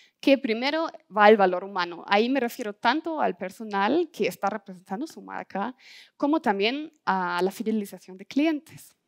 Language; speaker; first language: Spanish; non-native, fluent; German